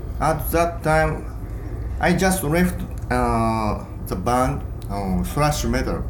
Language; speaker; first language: English; non-native, learner; Japanese